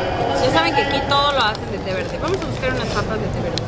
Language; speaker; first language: Spanish; native; Spanish